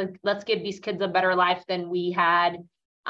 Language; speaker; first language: English; non-native, fluent; Italian